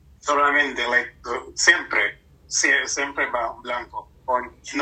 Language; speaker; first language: Spanish; non-native, learner; English